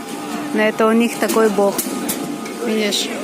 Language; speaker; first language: Russian; non-native, fluent; Mongolian